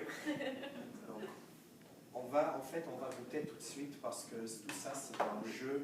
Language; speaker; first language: French; non-native, fluent; Hebrew